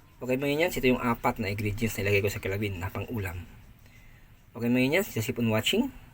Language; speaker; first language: Filipino; non-native, local second language; Cebuano